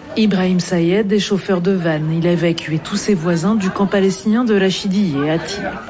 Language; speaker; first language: French; native; French